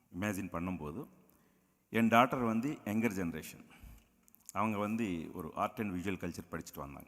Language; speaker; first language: Tamil; non-native, local second language; Telugu